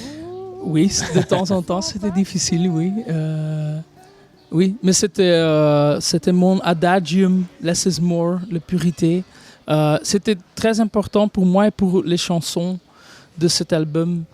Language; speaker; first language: French; non-native, local second language; Dutch